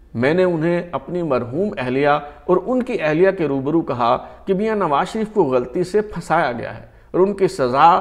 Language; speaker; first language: Urdu; native; Urdu